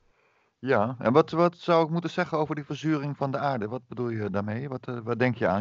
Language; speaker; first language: Dutch; native; Dutch